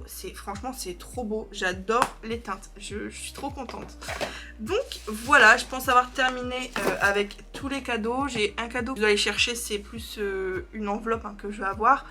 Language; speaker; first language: French; native; French